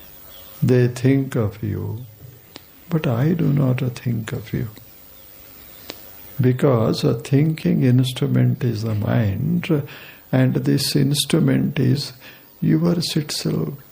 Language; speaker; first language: English; non-native, local second language; Kannada